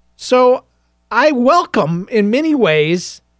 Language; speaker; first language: English; native; English